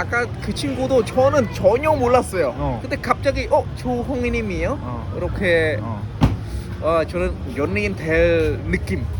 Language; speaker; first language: Korean; non-native, learner; Khmer